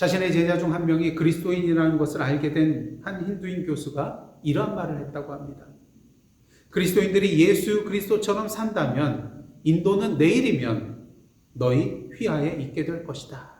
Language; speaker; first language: Korean; native; Korean